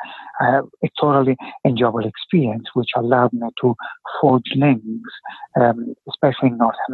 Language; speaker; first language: English; non-native, fluent; Italian